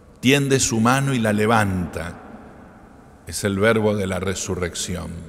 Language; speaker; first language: Spanish; native; Spanish